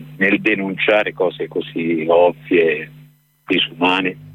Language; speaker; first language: Italian; native; Italian